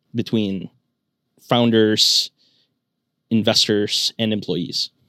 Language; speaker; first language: English; non-native, local second language; Filipino